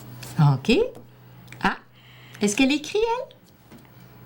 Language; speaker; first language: French; native; French